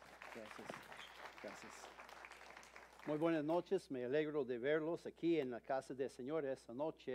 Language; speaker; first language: Spanish; non-native, fluent; English